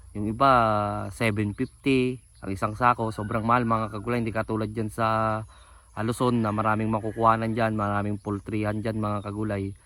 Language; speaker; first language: Filipino; non-native, local second language; Cebuano